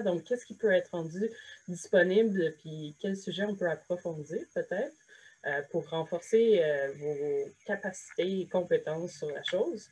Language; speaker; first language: French; native; French